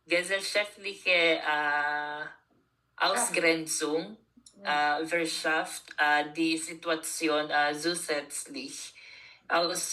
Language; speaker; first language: German; non-native, learner; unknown